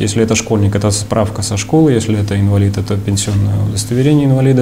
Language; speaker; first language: Russian; native; Russian